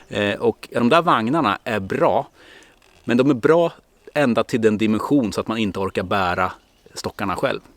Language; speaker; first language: Swedish; native; Swedish